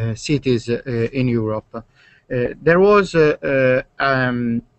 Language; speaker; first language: English; non-native, learner; Italian